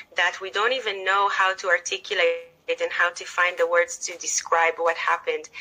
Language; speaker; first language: English; non-native, fluent; Hebrew